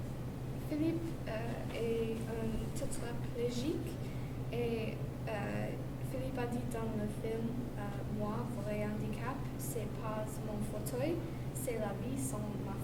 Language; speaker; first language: French; non-native, learner; English